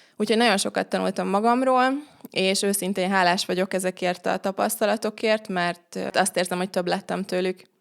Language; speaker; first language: Hungarian; native; Hungarian